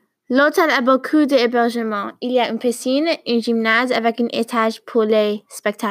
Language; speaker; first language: French; non-native, learner; English